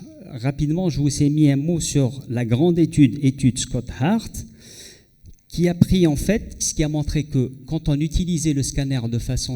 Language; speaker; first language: French; non-native, local second language; Arabic